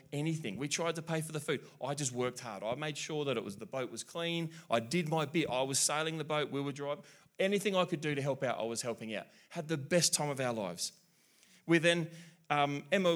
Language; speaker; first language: English; native; English